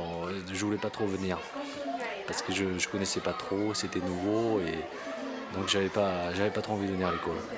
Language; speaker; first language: French; early bilingual, other home language; Korean